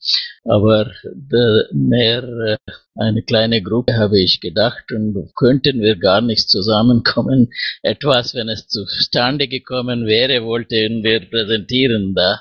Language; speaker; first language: German; non-native, learner; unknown